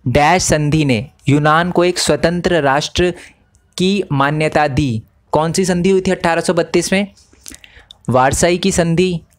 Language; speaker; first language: Hindi; native; Hindi